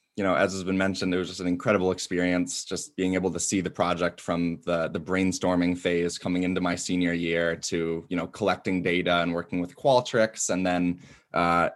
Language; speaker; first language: English; native; English